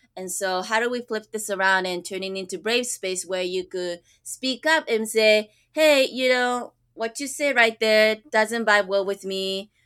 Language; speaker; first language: English; early bilingual, other home language; Japanese